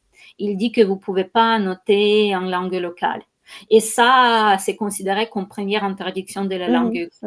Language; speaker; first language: French; non-native, fluent; Ukrainian